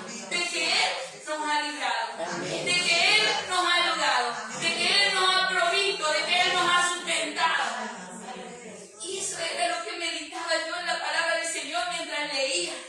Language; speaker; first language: Spanish; native; Spanish